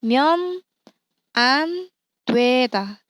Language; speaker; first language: Korean; non-native, fluent; Indonesian